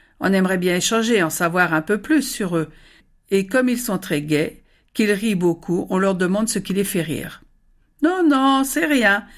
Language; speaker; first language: French; native; French